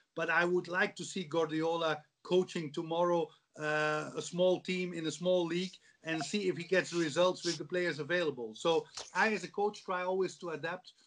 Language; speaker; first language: English; non-native, fluent; Dutch